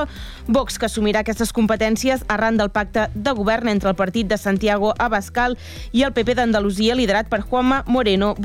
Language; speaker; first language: Catalan; native; Catalan